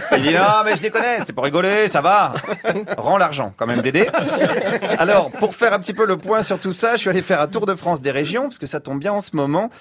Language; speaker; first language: French; native; French